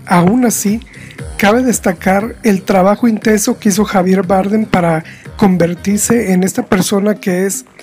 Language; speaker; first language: Spanish; native; Spanish